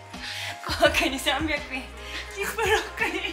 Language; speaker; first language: Japanese; native; Japanese